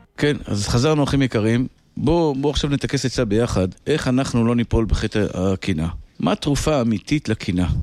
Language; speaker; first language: Hebrew; native; Hebrew